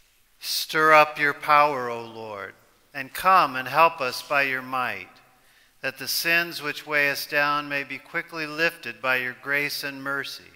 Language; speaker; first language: English; native; English